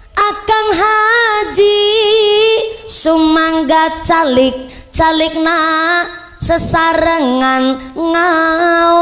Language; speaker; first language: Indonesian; non-native, local second language; Javanese